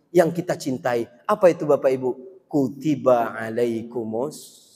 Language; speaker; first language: Indonesian; non-native, local second language; Minangkabau